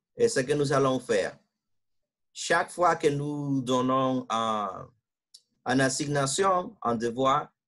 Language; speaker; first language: French; non-native, learner; Spanish